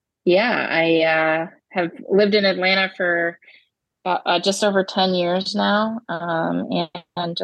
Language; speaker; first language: English; native; English